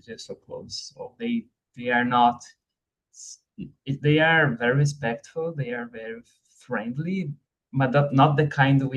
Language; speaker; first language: English; non-native, fluent; Portuguese